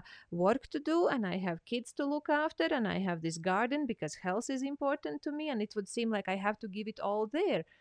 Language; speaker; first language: English; non-native, fluent; Latvian